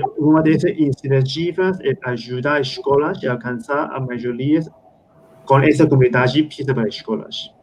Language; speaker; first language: Portuguese; non-native, fluent; Spanish